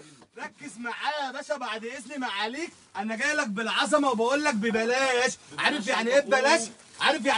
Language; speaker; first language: Arabic; native; Arabic